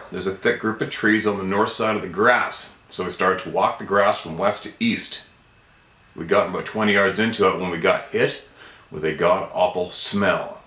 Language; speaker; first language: English; native; English